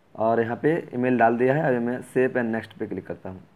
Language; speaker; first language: Hindi; native; Hindi